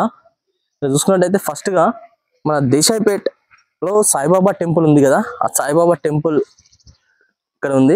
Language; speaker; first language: Telugu; native; Telugu